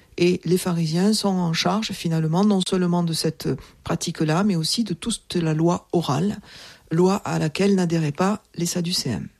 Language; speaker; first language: French; native; French